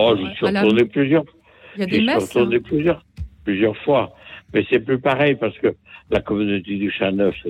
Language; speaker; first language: French; native; French